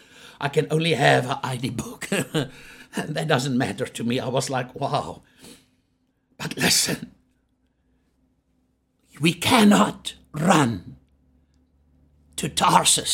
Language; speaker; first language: English; non-native, local second language; Afrikaans